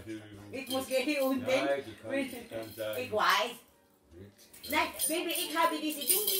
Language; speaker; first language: German; non-native, learner; Filipino